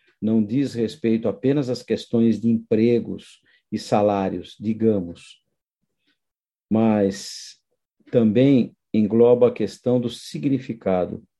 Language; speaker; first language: Portuguese; native; Portuguese